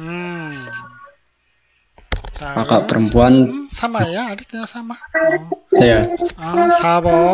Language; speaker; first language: Indonesian; non-native, learner; Korean